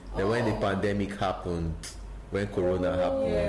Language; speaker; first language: English; non-native, local second language; Igbo